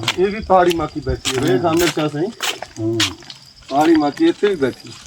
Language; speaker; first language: Punjabi; non-native, local second language; Saraiki